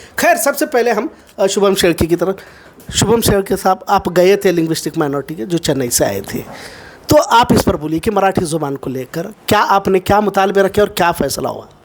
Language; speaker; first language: Hindi; non-native, local second language; Urdu